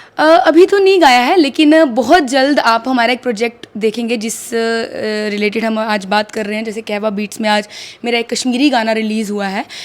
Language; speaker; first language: Hindi; non-native, local second language; Dogri